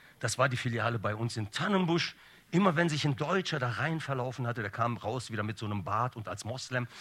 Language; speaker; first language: German; early bilingual, other home language; Turkish